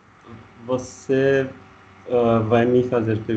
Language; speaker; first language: Portuguese; non-native, learner; Russian